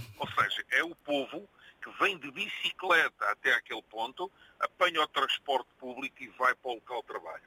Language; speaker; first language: Portuguese; native; Portuguese